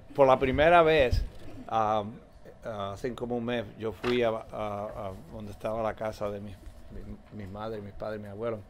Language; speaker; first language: Spanish; early bilingual, heritage; Spanish